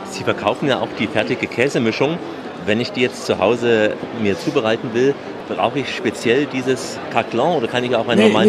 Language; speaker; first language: German; native; German